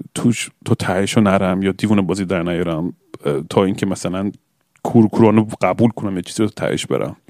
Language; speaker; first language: Persian; early bilingual, other home language; English